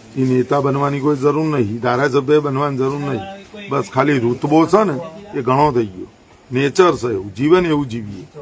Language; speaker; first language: Gujarati; native; Gujarati